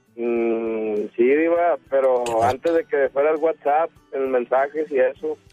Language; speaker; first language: Spanish; native; Spanish